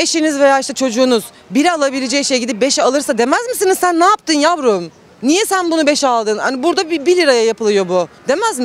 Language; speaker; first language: Turkish; native; Turkish